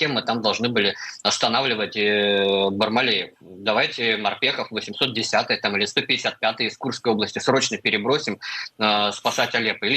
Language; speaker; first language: Russian; native; Russian